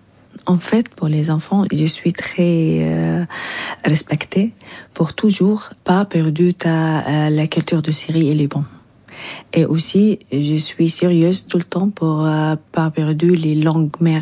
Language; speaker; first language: French; non-native, learner; Arabic